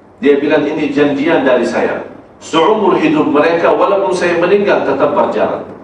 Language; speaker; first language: Malay; non-native, fluent; Arabic